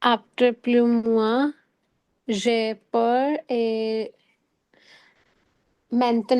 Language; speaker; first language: French; non-native, learner; Hindi